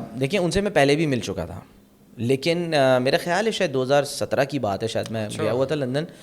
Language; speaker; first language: Urdu; native; Urdu